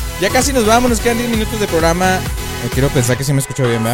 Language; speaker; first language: Spanish; native; Spanish